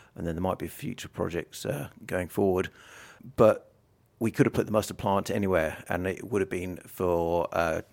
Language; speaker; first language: English; native; English